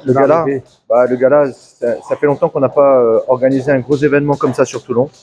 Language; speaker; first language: French; native; French